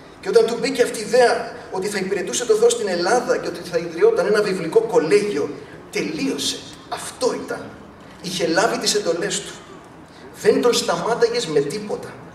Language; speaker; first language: Greek; early bilingual, other home language; English